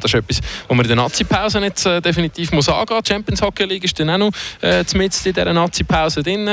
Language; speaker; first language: German; native; German